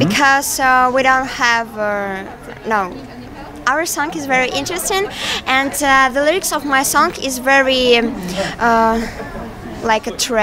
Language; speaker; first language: English; non-native, learner; Russian